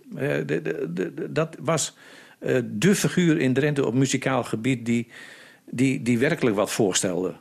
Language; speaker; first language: Dutch; native; Dutch